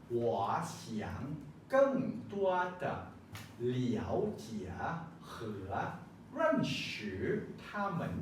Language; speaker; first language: Chinese; non-native, learner; Lao